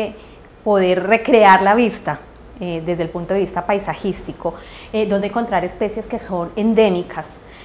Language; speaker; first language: Spanish; native; Spanish